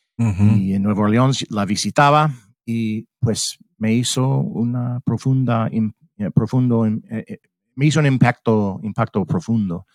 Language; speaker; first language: Spanish; non-native, fluent; English